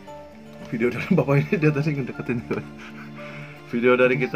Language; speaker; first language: Indonesian; native; Indonesian